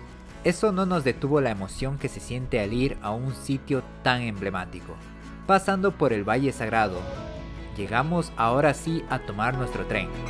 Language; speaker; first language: Spanish; native; Spanish